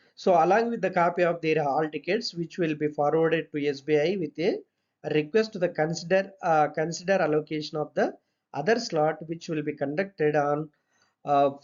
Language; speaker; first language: English; non-native, local second language; Telugu